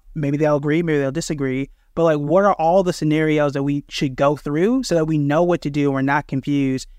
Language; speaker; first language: English; native; English